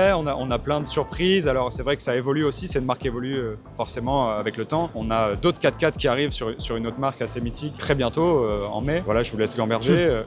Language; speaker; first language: French; native; French